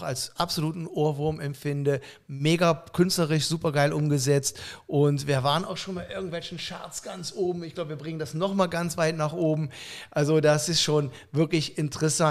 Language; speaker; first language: German; native; German